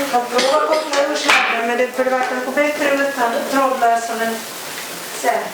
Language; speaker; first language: Swedish; native; Swedish